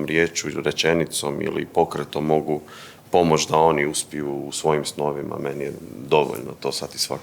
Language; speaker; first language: Bosnian; native; Bosnian